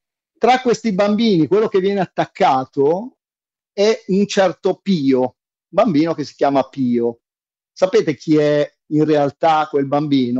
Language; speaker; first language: Italian; native; Italian